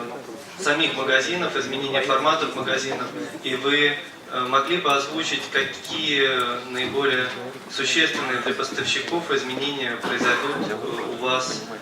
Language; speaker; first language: Russian; native; Russian